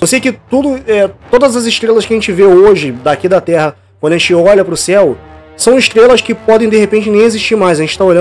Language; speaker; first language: Portuguese; native; Portuguese